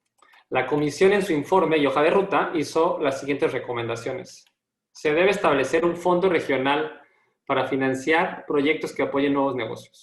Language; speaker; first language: Spanish; native; Spanish